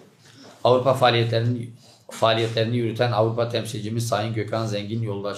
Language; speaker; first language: Turkish; native; Turkish